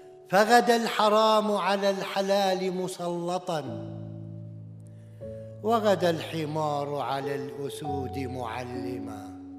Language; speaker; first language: Arabic; native; Arabic